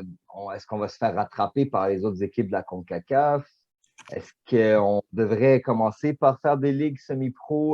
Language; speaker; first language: French; native; French